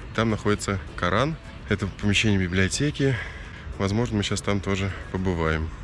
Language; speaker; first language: Russian; native; Russian